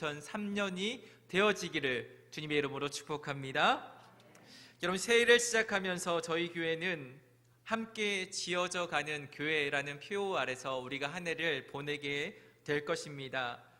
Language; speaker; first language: Korean; native; Korean